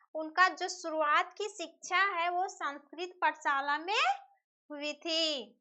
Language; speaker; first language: Hindi; native; Hindi